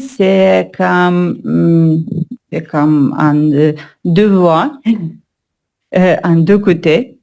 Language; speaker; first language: French; non-native, learner; Russian